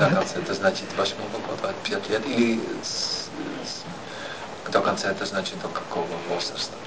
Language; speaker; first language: Russian; non-native, learner; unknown